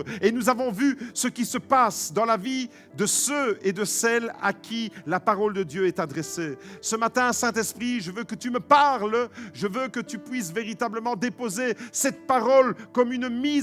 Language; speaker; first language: French; native; French